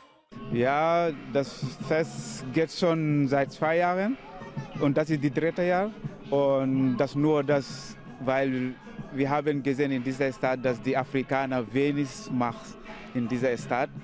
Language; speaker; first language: German; non-native, learner; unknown